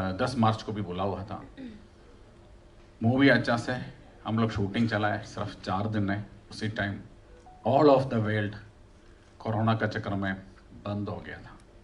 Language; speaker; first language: Hindi; non-native, local second language; Malayalam